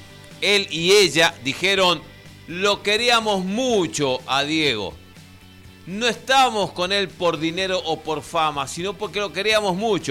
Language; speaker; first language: Spanish; native; Spanish